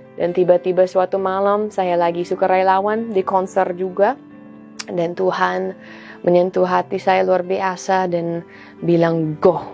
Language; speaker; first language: Indonesian; non-native, fluent; English